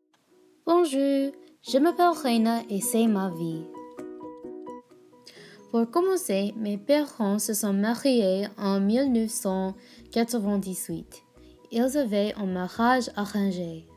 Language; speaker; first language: French; non-native, learner; English